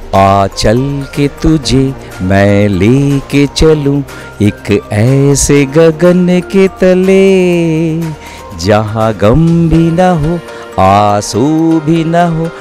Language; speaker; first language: Hindi; native; Hindi